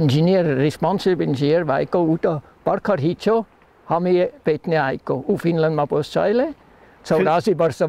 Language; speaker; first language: Nepali; non-native, learner; German